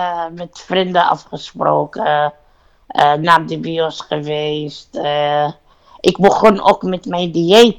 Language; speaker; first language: Dutch; non-native, learner; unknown